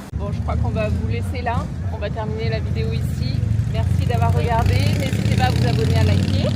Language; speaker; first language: French; native; French